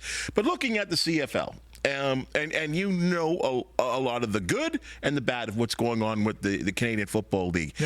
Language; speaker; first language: English; native; English